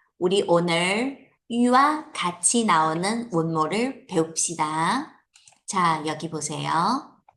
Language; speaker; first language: Korean; non-native, fluent; Chinese